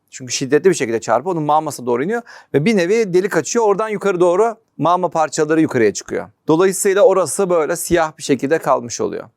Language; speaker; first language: Turkish; native; Turkish